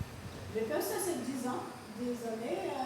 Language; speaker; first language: French; non-native, learner; Portuguese